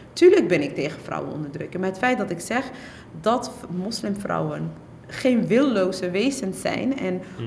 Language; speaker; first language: Dutch; early bilingual, other home language; Somali